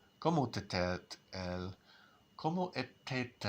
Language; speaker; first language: French; non-native, learner; English